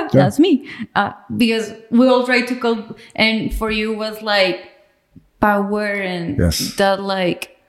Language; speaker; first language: English; non-native, fluent; Spanish